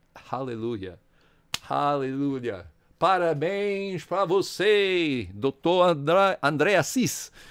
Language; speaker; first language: Portuguese; non-native, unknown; English